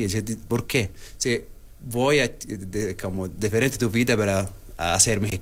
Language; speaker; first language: Spanish; non-native, learner; Arabic